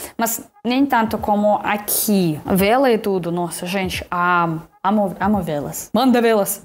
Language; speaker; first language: Portuguese; non-native, fluent; Russian